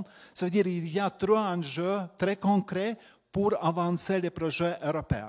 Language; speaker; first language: French; non-native, fluent; Latvian